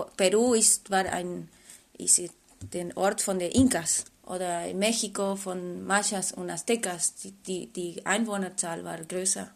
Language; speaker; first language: German; non-native, fluent; Spanish